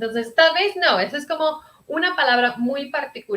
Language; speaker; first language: Spanish; early bilingual, heritage; Spanish